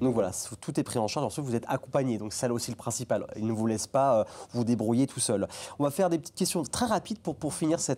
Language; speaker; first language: French; native; French